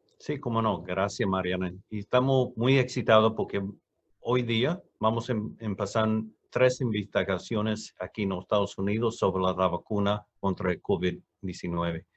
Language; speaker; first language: Spanish; non-native, fluent; English